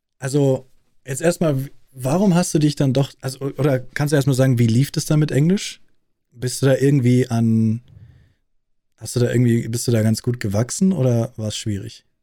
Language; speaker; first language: German; native; German